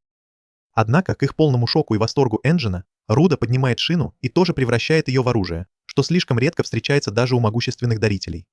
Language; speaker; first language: Russian; native; Russian